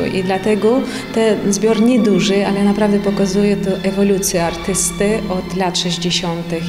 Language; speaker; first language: Polish; non-native, fluent; Ukrainian